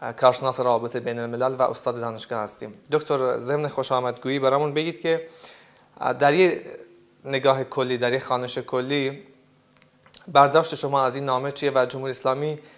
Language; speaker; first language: Persian; non-native, local second language; Central Kurdish